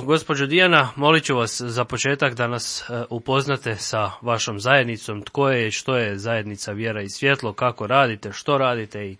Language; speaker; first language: Serbian; native; Serbian